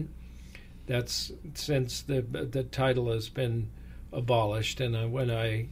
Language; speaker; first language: English; native; English